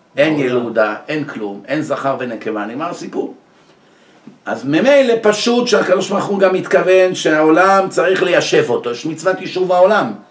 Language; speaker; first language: Hebrew; native; Hebrew